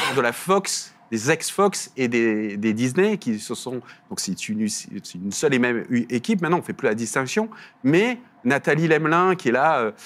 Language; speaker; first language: French; native; French